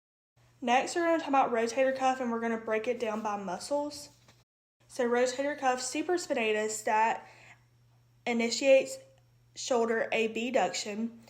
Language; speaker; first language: English; native; English